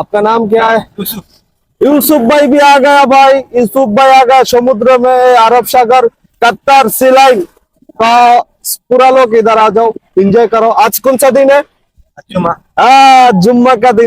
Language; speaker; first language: Hindi; non-native, learner; Bangla